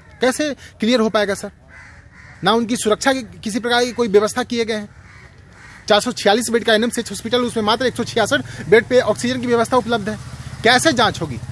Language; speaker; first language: Hindi; native; Hindi